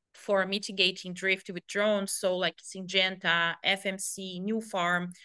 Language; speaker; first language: English; non-native, fluent; Portuguese